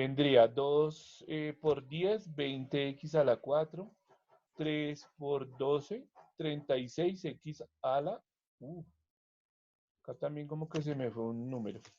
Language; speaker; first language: Spanish; native; Spanish